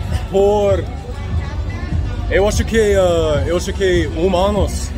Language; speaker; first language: Portuguese; non-native, learner; English